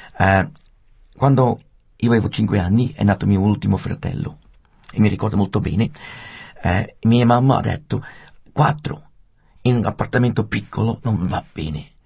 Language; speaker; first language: Italian; non-native, fluent; Swiss German